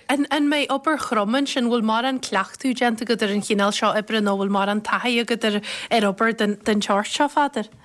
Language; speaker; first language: Irish; native; Irish